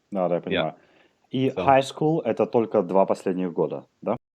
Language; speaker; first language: Russian; native; Russian